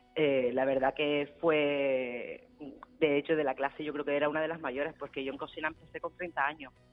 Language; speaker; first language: Spanish; native; Spanish